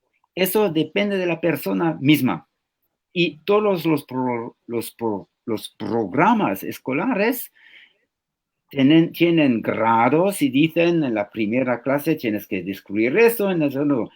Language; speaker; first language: Spanish; non-native, fluent; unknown